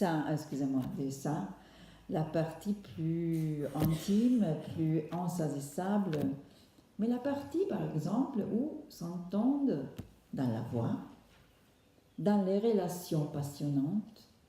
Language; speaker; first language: French; non-native, fluent; Italian